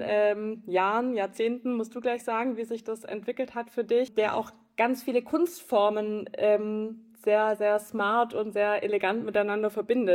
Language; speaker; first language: German; native; German